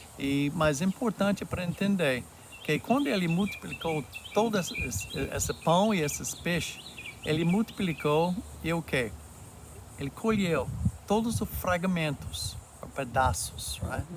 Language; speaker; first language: Portuguese; non-native, fluent; English